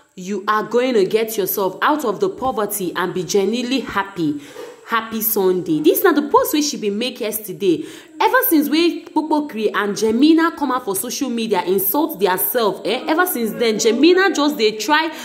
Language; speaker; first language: Nigerian Pidgin; native; Nigerian Pidgin